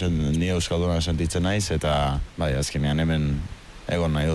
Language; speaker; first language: Basque; early bilingual, heritage; Basque